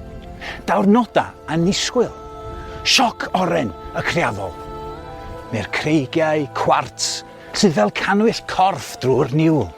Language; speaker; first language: Welsh; native; Welsh